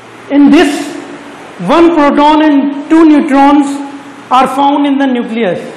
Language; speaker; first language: English; non-native, local second language; Urdu